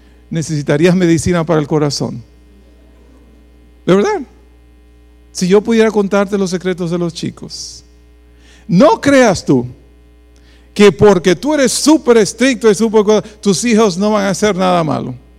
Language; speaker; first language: Spanish; native; Spanish